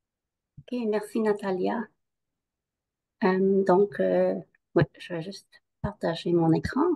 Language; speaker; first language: French; non-native, fluent; English